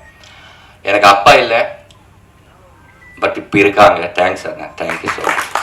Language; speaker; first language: Tamil; non-native, learner; Telugu